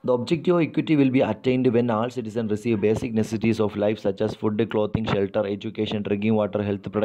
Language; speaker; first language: English; non-native, local second language; Malayalam